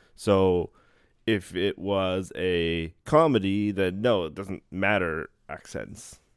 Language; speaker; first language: English; native; English